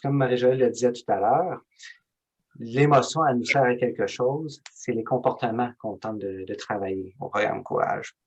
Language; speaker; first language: French; native; French